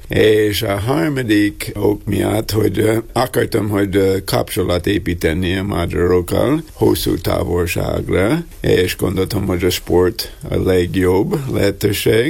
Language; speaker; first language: Hungarian; non-native, learner; English